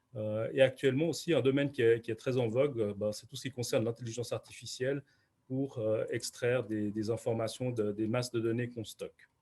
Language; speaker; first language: French; native; French